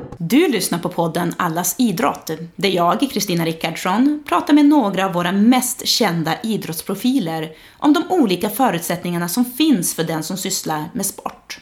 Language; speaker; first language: Swedish; early bilingual, other home language; Portuguese